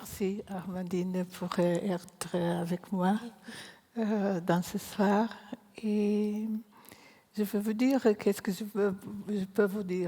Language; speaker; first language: French; non-native, learner; Portuguese